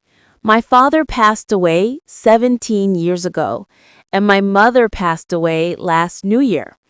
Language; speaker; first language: English; non-native, learner; Vietnamese